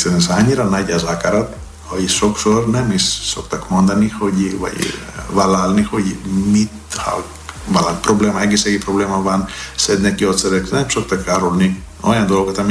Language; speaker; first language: Hungarian; non-native, fluent; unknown